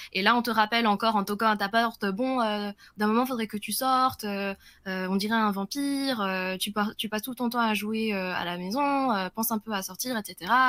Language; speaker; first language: French; early bilingual, other home language; Vietnamese